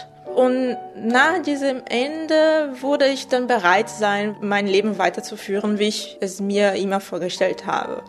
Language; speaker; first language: German; non-native, fluent; Portuguese